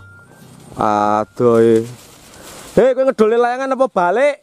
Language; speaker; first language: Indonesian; non-native, local second language; Javanese